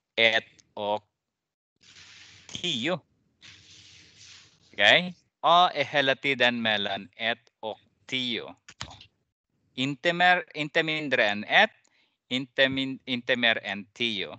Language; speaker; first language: Swedish; non-native, fluent; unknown